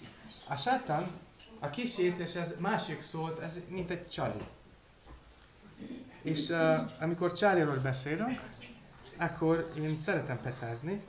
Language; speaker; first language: Hungarian; non-native, learner; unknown